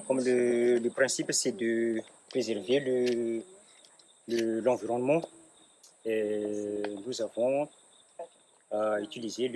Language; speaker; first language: French; non-native, local second language; Malagasy